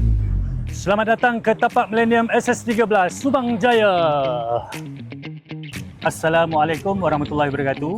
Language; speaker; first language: Malay; native; Malay